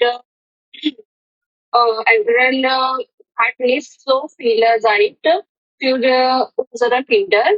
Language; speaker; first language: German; non-native, learner; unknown